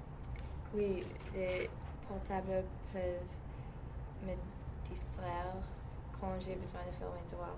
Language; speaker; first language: French; non-native, learner; English